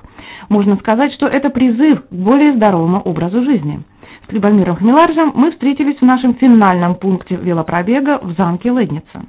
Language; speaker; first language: Russian; native; Russian